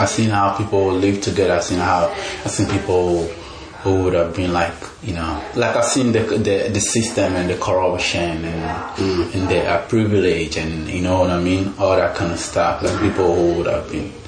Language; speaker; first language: English; non-native, local second language; Ga